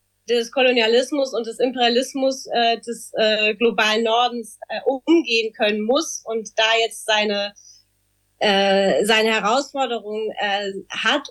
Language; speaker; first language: German; early bilingual, other home language; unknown